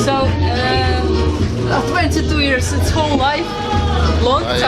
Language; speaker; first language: English; non-native, fluent; Russian